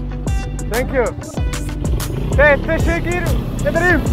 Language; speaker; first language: Turkish; non-native, learner; English